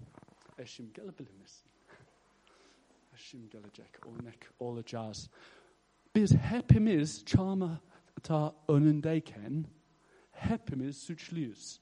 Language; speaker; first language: Turkish; non-native, fluent; English